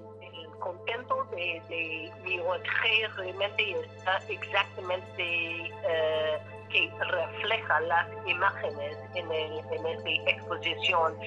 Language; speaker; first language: Spanish; non-native, learner; English